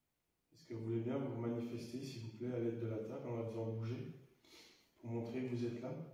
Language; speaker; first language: French; native; French